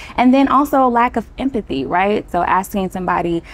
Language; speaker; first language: English; native; English